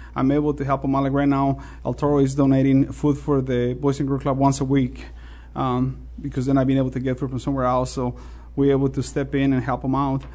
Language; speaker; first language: English; non-native, fluent; Spanish